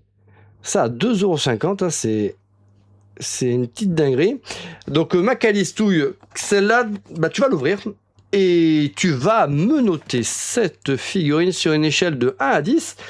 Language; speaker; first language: French; native; French